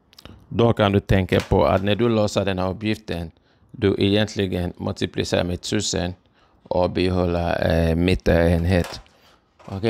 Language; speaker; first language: Swedish; non-native, fluent; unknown